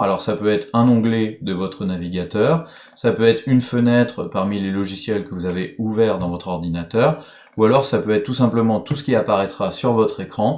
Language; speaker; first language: French; native; French